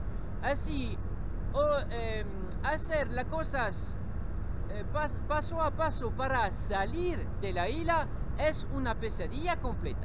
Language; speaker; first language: Spanish; non-native, learner; French